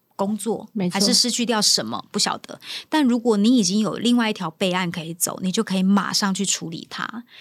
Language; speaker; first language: Chinese; non-native, local second language; Min Nan Chinese